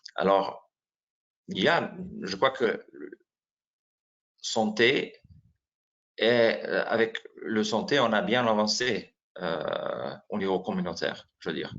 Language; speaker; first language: French; non-native, fluent; Slovenian